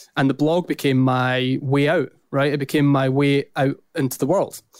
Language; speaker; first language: English; native; English